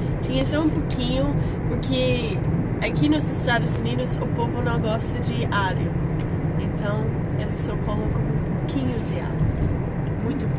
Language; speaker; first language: Portuguese; non-native, fluent; English